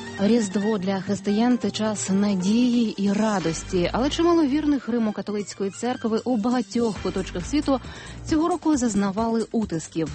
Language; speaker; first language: Ukrainian; native; Ukrainian